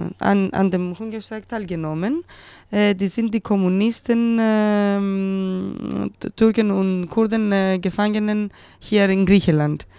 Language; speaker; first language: German; non-native, fluent; Greek